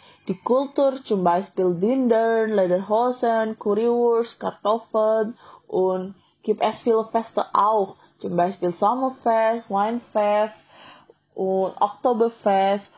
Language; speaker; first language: German; non-native, learner; Indonesian